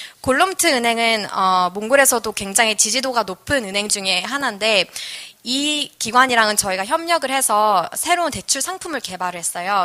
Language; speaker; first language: Korean; native; Korean